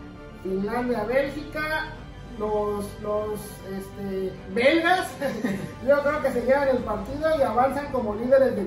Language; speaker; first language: Spanish; native; Spanish